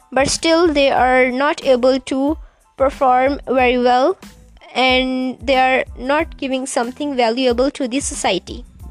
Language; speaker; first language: English; non-native, local second language; Punjabi